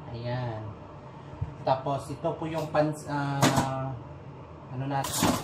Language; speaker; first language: Filipino; non-native, local second language; Cebuano